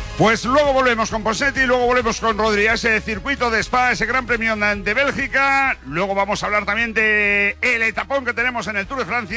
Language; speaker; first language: Spanish; native; Spanish